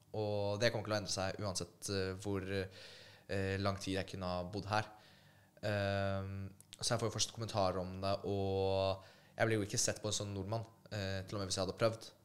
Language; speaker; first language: Norwegian; early bilingual, other home language; Polish